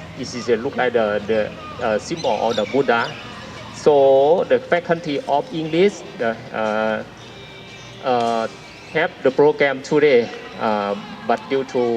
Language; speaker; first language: English; non-native, learner; Thai